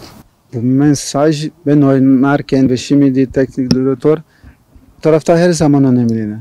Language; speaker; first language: Turkish; non-native, learner; Portuguese